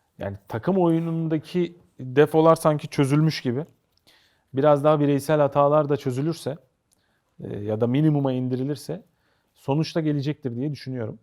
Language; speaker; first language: Turkish; native; Turkish